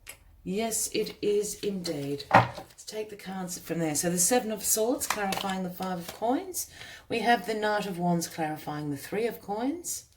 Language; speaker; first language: English; native; English